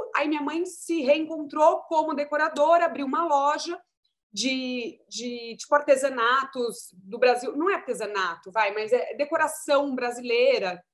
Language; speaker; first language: Portuguese; native; Portuguese